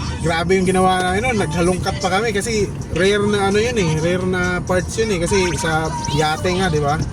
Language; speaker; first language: Filipino; native; Filipino